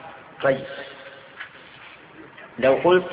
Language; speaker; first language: Arabic; native; Arabic